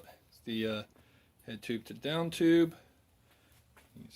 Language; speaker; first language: English; native; English